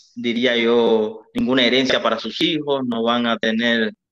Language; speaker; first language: Spanish; native; Spanish